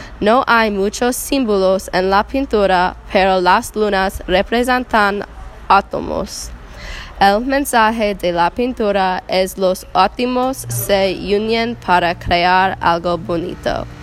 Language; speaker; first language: Spanish; non-native, learner; English